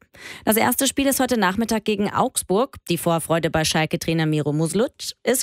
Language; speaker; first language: German; native; German